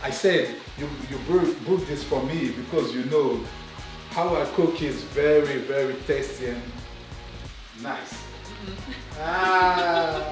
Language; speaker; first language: English; non-native, learner; French